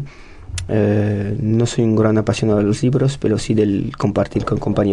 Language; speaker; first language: Spanish; non-native, fluent; French